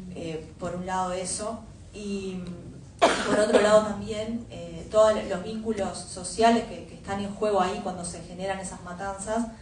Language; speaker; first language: Spanish; native; Spanish